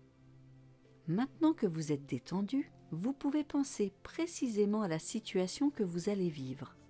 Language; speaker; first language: French; native; French